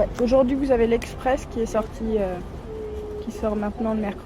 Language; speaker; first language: French; native; French